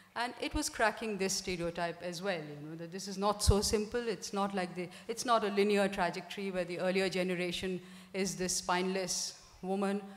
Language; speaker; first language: English; non-native, local second language; Hindi